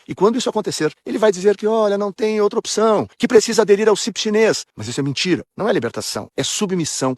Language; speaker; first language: Portuguese; native; Portuguese